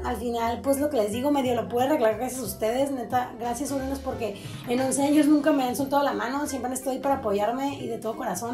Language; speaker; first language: Spanish; native; Spanish